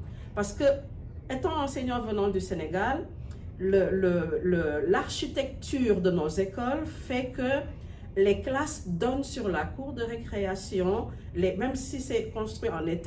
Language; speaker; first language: French; non-native, local second language; Wolof